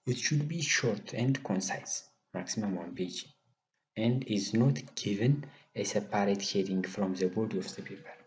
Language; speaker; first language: English; non-native, local second language; Amharic